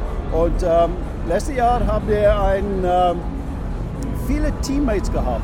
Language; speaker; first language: German; non-native, learner; English